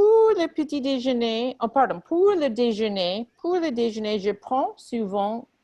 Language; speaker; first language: French; non-native, fluent; English